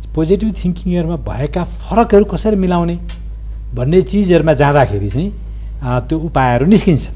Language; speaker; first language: Nepali; native; Nepali